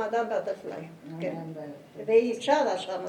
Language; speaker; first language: Hebrew; non-native, fluent; Spanish